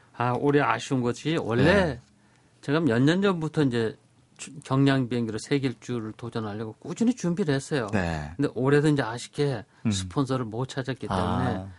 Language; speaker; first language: Korean; native; Korean